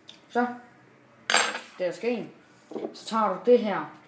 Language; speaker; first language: Danish; native; Danish